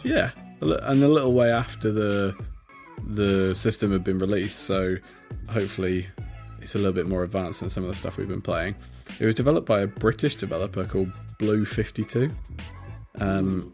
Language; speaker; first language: English; native; English